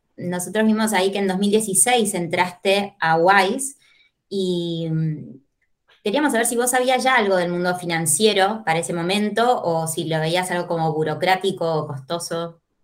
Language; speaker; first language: Spanish; native; Spanish